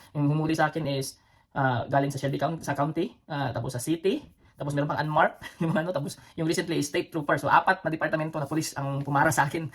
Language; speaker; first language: Filipino; non-native, local second language; Cebuano